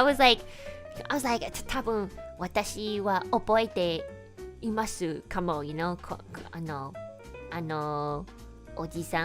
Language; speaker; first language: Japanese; non-native, learner; English